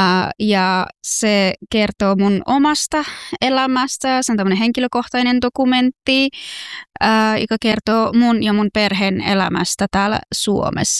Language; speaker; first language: Finnish; non-native, fluent; Persian